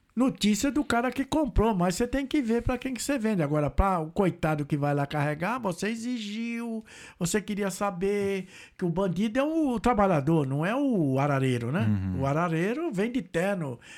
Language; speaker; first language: Portuguese; native; Portuguese